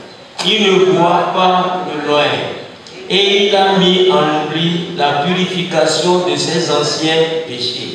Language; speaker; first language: French; non-native, local second language; Ewe